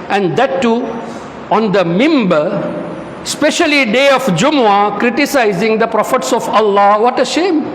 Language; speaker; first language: English; non-native, local second language; Tamil